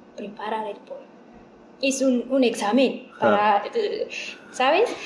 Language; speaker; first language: Spanish; non-native, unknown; Amharic